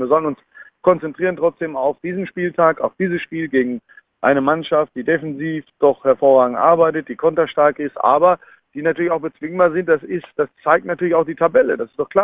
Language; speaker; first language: German; native; German